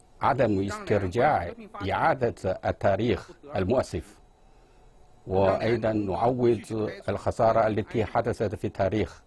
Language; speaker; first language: Arabic; non-native, fluent; Chinese